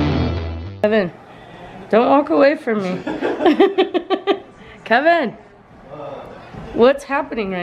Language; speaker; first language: English; native; English